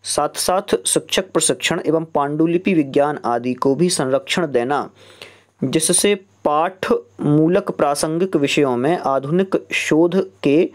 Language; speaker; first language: Hindi; native; Hindi